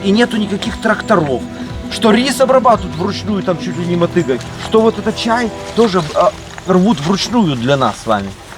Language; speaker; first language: Russian; native; Russian